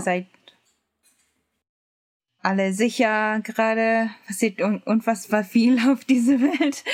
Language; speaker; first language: German; non-native, learner; Japanese